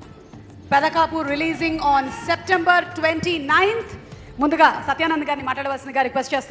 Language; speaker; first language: Telugu; native; Telugu